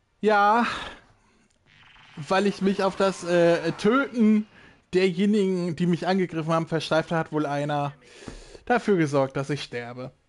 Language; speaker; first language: German; native; German